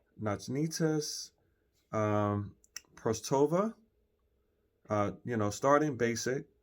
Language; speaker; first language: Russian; non-native, learner; English